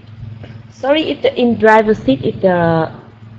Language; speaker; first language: English; non-native, learner; Vietnamese